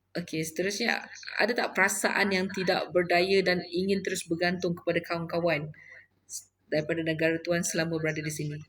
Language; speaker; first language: Malay; native; Malay